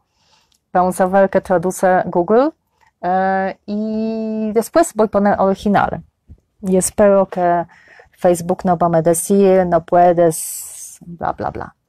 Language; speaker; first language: Spanish; non-native, learner; Polish